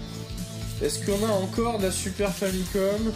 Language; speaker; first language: French; native; French